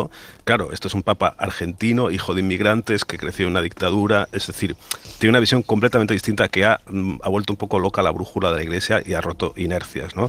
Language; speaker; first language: Spanish; native; Spanish